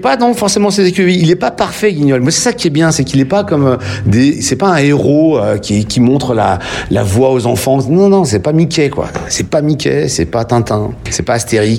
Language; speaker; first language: French; native; French